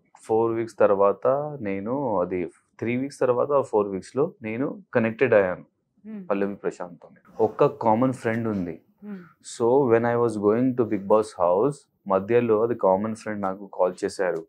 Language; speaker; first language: Telugu; non-native, local second language; Hindi